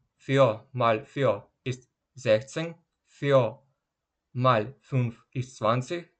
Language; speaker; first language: German; non-native, learner; Ukrainian